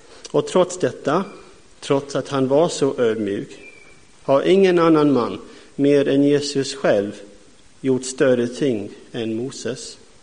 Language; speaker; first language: Swedish; non-native, fluent; English